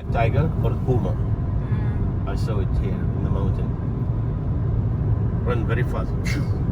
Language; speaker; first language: English; non-native, fluent; Arabic